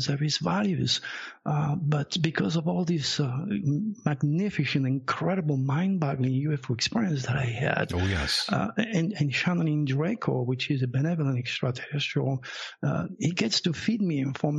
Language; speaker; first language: English; non-native, fluent; French